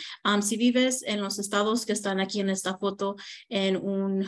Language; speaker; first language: Spanish; early bilingual, heritage; Spanish